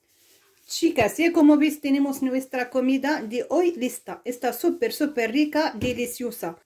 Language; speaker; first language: Spanish; non-native, fluent; Arabic